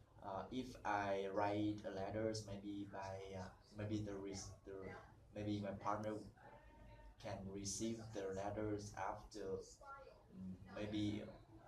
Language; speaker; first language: English; non-native, learner; Vietnamese